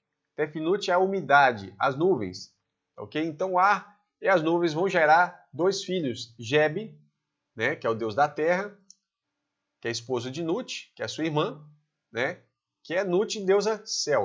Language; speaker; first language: Portuguese; native; Portuguese